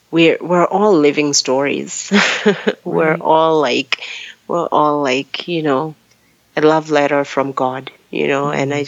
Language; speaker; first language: English; non-native, local second language; Tswana